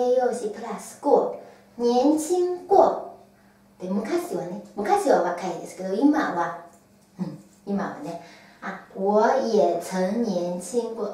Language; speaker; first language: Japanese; non-native, fluent; Chinese